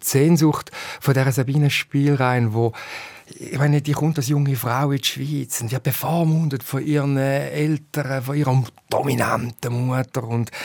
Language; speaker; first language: German; native; German